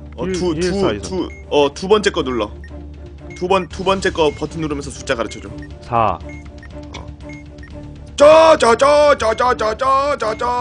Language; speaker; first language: Korean; native; Korean